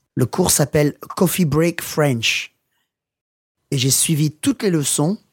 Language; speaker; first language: French; non-native, learner; English